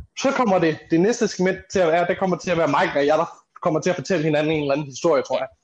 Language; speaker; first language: Danish; native; Danish